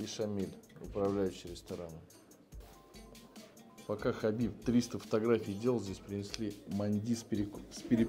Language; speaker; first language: Russian; native; Russian